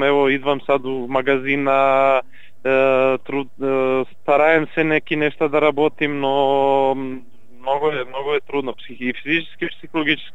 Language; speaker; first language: Bulgarian; non-native, learner; Serbian